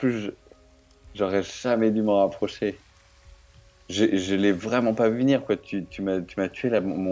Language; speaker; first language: French; native; French